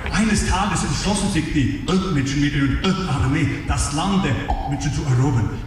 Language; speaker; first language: German; non-native, fluent; English